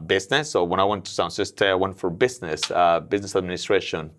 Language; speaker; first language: English; non-native, fluent; Spanish